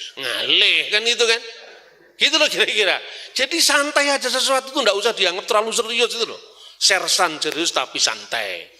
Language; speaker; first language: Indonesian; non-native, local second language; Javanese